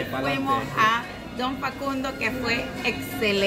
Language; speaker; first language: Spanish; early bilingual, heritage; Spanish